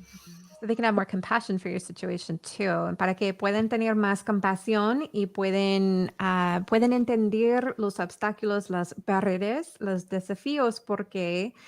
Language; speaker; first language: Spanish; early bilingual, heritage; English